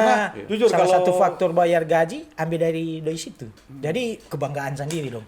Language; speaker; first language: Indonesian; non-native, local second language; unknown